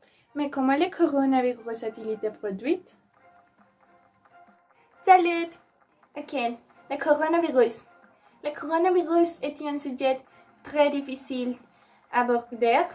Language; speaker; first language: French; non-native, learner; Spanish